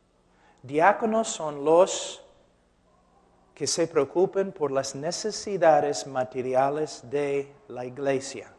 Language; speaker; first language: Spanish; non-native, fluent; English